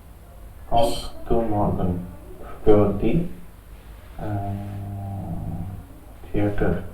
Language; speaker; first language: German; non-native, learner; Hindi